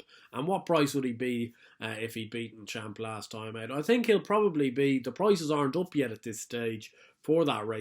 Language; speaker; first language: English; native; English